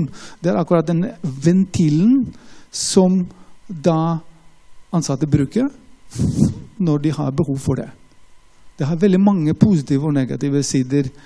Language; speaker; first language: Norwegian; non-native, fluent; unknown